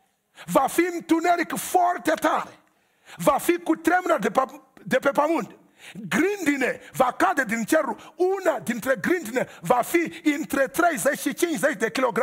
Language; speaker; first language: Romanian; non-native, learner; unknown